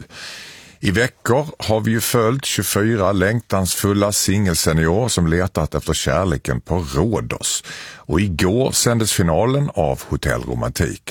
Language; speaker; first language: Swedish; native; Swedish